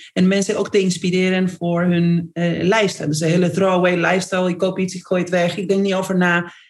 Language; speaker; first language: Dutch; non-native, fluent; Spanish